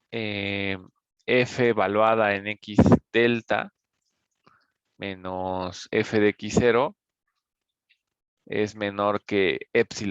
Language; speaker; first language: Spanish; native; Spanish